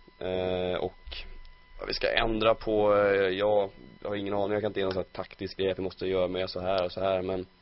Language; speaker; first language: Swedish; native; Swedish